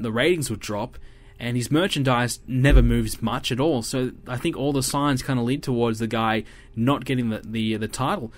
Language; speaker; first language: English; native; English